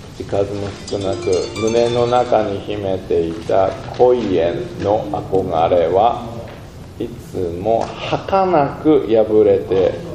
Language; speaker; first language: Japanese; native; Japanese